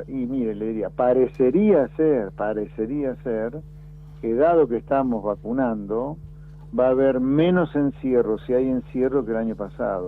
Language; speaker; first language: Spanish; native; Spanish